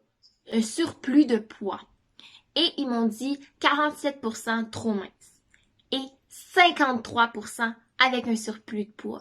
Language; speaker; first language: French; native; French